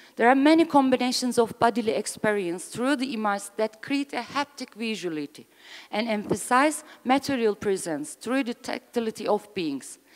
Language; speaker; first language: English; non-native, fluent; Turkish